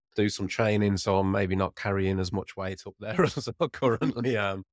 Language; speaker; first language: English; native; English